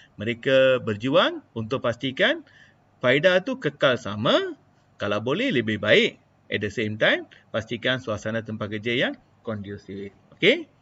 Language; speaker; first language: Malay; non-native, local second language; Tamil